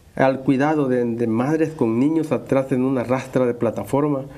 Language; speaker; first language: Spanish; native; Spanish